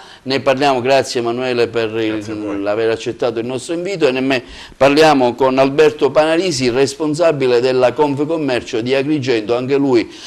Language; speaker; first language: Italian; native; Italian